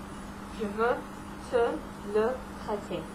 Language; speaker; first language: French; non-native, fluent; English